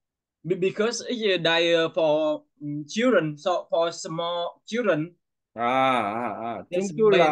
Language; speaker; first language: English; non-native, learner; Vietnamese